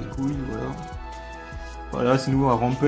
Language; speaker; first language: French; native; French